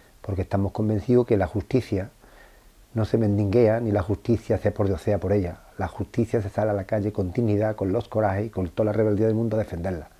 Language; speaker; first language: Spanish; native; Spanish